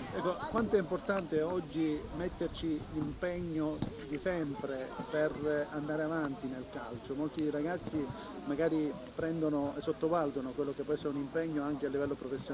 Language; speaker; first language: Italian; native; Italian